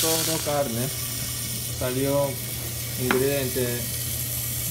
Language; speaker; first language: Spanish; non-native, learner; Korean